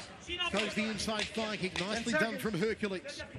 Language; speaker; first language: English; native; English